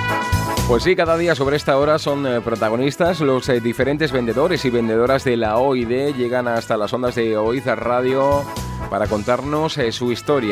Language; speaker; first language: Spanish; native; Spanish